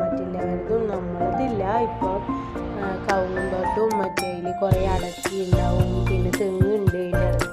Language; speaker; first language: Malayalam; native; Malayalam